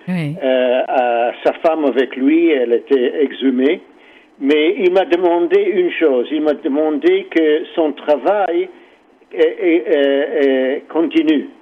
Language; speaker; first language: French; non-native, learner; English